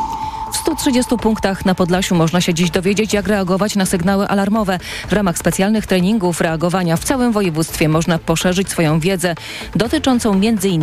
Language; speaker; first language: Polish; native; Polish